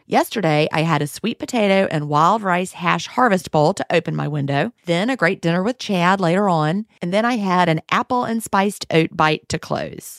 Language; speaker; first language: English; native; English